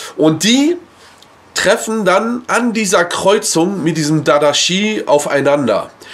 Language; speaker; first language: German; early bilingual, other home language; Persian